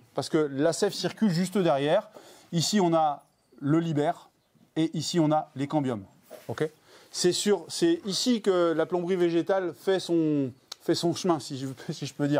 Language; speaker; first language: French; native; French